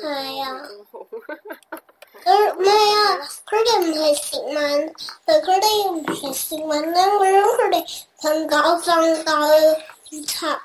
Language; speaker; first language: Cantonese; early bilingual, heritage; Cantonese